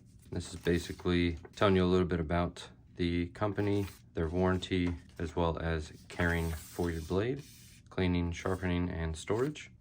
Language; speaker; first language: English; native; English